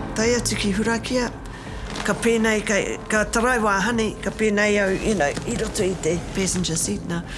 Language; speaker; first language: Māori; native; Māori